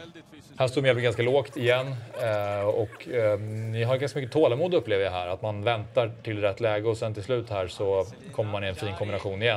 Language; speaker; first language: Swedish; native; Swedish